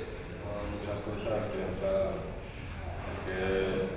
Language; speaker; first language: Spanish; non-native, learner; French